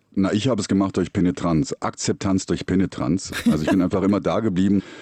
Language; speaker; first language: German; native; German